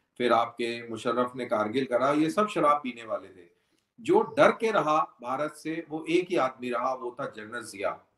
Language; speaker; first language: Hindi; native; Hindi